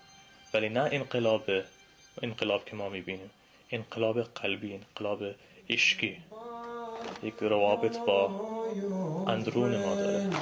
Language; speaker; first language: Persian; non-native, fluent; English